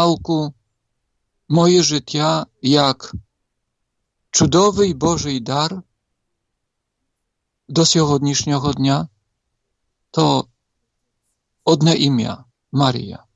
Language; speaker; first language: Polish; non-native, learner; Ukrainian